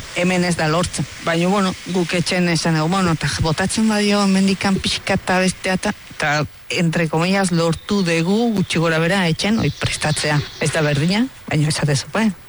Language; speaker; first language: Basque; early bilingual, heritage; Spanish